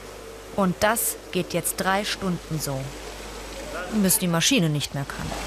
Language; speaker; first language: German; native; German